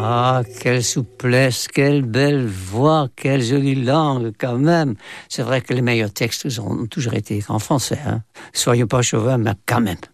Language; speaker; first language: French; non-native, fluent; Dutch